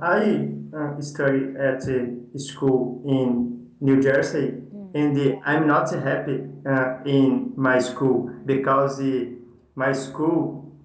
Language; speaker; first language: English; non-native, learner; Portuguese